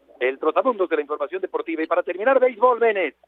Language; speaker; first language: Spanish; native; Spanish